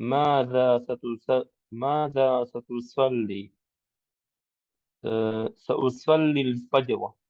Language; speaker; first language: Arabic; non-native, learner; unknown